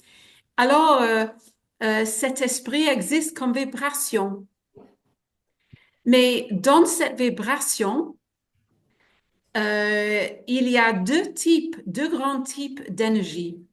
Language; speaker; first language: French; non-native, fluent; English